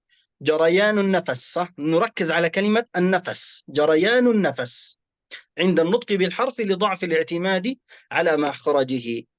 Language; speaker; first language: Arabic; native; Arabic